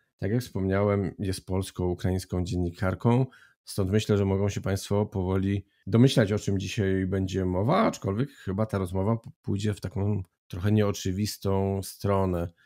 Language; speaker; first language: Polish; native; Polish